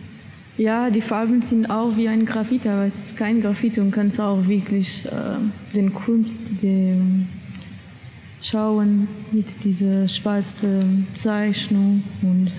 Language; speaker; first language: German; non-native, learner; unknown